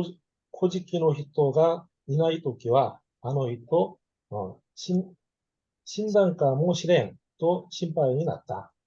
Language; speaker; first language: Japanese; non-native, learner; Korean